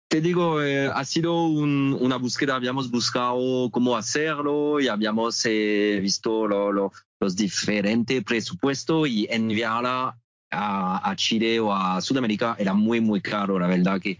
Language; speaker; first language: Spanish; non-native, fluent; French